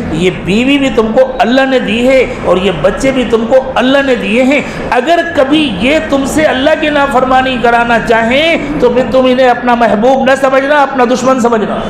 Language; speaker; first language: Urdu; native; Urdu